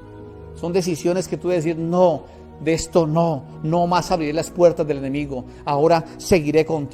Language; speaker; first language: Spanish; native; Spanish